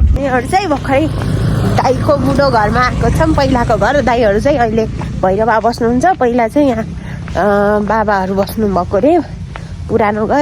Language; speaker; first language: Nepali; native; Nepali